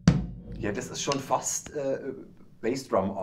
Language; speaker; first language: German; native; German